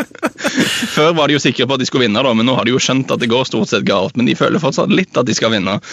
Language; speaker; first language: Norwegian; native; Norwegian